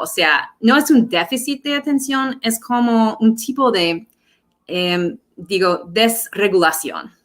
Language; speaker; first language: Spanish; non-native, fluent; English